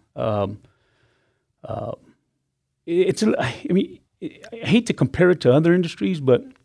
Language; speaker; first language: English; native; English